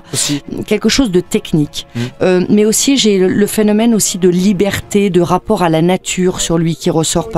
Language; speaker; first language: French; native; French